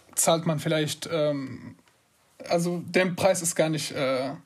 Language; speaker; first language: German; non-native, fluent; Arabic